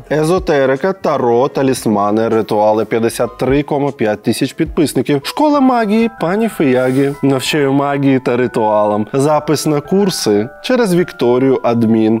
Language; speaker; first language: Ukrainian; non-native, local second language; Russian